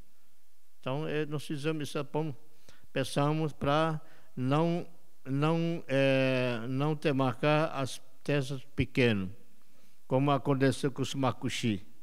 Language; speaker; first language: Portuguese; non-native, local second language; Yanomámi